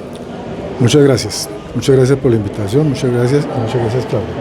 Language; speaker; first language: Spanish; native; Spanish